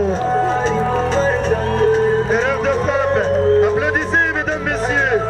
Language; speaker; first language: French; non-native, local second language; Rundi